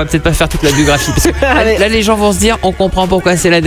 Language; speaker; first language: French; native; French